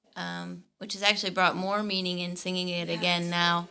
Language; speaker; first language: English; native; English